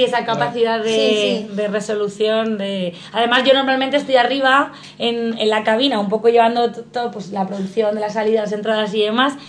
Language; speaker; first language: Spanish; native; Spanish